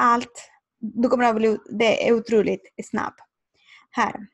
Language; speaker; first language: Swedish; non-native, learner; Spanish